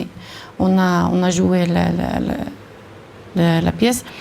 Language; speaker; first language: French; non-native, local second language; Arabic